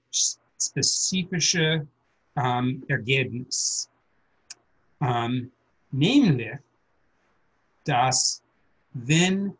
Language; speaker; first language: German; non-native, learner; English